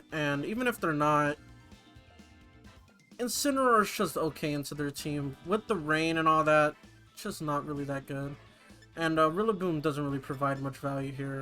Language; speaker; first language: English; native; English